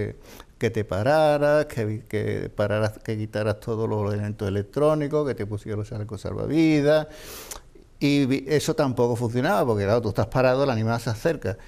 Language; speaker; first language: Spanish; native; Spanish